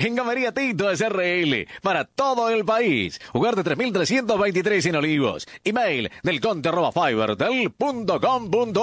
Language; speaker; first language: Spanish; native; Spanish